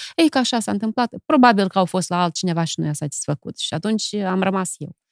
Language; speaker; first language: Romanian; native; Romanian